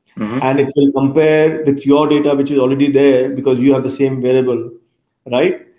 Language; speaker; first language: English; non-native, local second language; Bangla